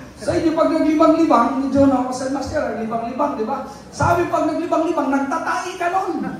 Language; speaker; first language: Filipino; non-native, local second language; Cebuano